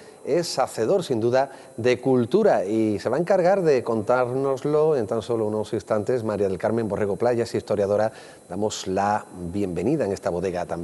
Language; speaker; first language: Spanish; native; Spanish